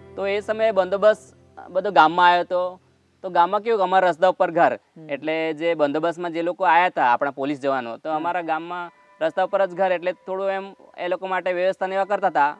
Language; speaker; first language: Gujarati; non-native, local second language; Kukna